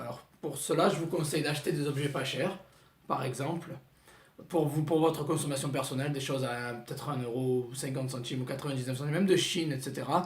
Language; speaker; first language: French; native; French